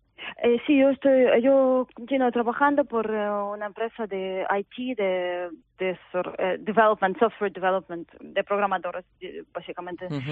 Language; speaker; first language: Spanish; non-native, fluent; Ukrainian